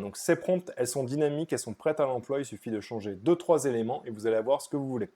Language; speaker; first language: French; native; French